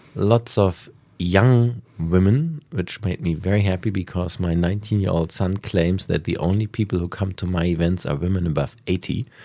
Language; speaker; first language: English; non-native, fluent; German